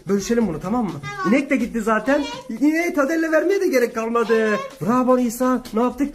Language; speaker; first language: Turkish; native; Turkish